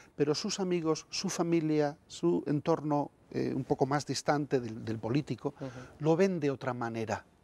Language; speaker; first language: Spanish; native; Spanish